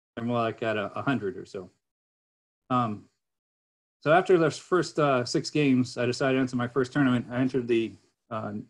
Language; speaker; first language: English; native; English